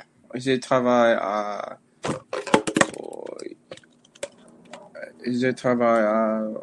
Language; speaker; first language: French; non-native, learner; English